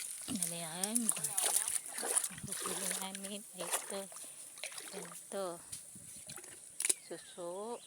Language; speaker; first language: Filipino; native; Filipino